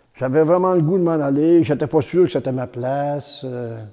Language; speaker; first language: French; native; French